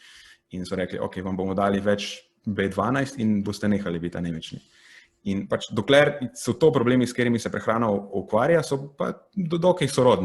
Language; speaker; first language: Slovenian; native; Slovenian